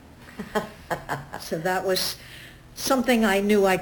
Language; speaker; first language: English; native; English